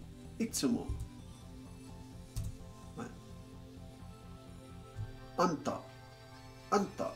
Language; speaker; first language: Japanese; non-native, learner; English